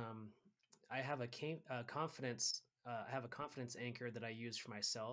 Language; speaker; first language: English; native; English